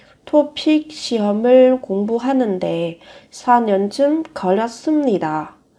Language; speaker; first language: Korean; non-native, fluent; Vietnamese